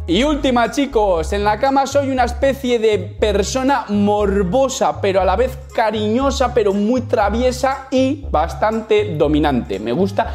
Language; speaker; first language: Spanish; native; Spanish